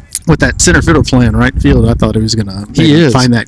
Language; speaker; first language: English; native; English